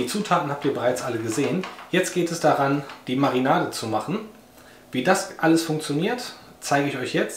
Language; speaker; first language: German; native; German